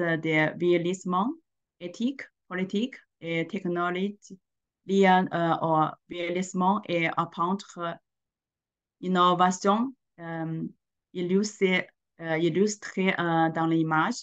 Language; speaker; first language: French; non-native, learner; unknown